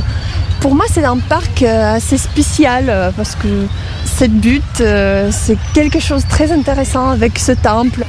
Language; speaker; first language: French; non-native, fluent; Russian